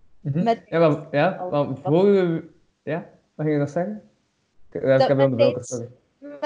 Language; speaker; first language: Dutch; native; Dutch